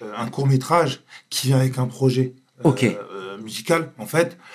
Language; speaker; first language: French; native; French